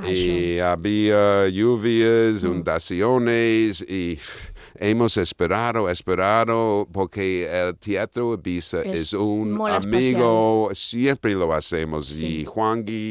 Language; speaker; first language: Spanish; non-native, fluent; English